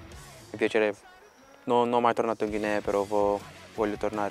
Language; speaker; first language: Italian; non-native, fluent; Portuguese